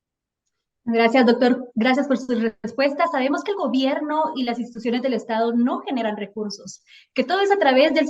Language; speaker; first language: Spanish; native; Spanish